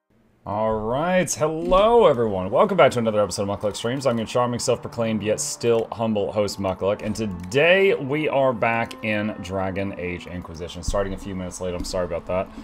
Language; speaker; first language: English; native; English